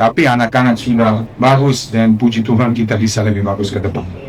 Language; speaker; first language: Indonesian; non-native, fluent; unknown